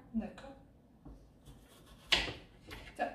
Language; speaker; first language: French; native; French